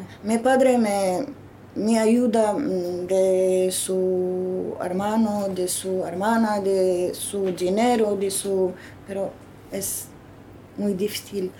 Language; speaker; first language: Spanish; non-native, learner; Arabic